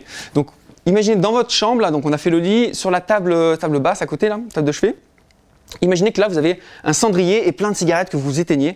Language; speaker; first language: French; native; French